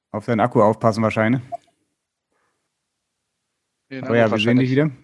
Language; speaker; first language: German; native; German